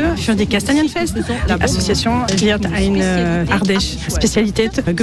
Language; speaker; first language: German; non-native, learner; French